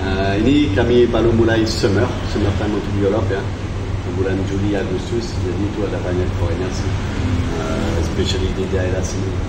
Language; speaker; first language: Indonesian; non-native, fluent; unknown